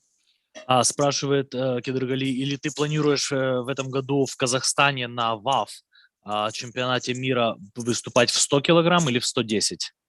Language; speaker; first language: Russian; native; Russian